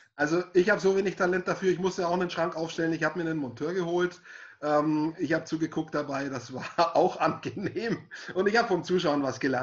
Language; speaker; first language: German; native; German